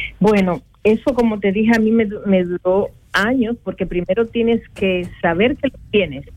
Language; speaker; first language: Spanish; native; Spanish